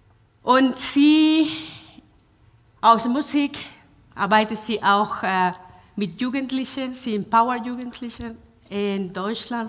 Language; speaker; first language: German; non-native, fluent; Spanish